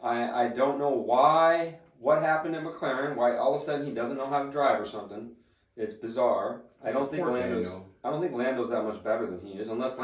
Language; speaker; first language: English; native; English